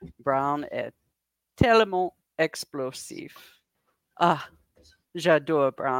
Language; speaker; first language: French; non-native, learner; English